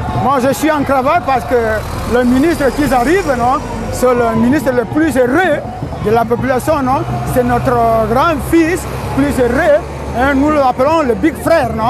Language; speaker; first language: French; non-native, local second language; Fang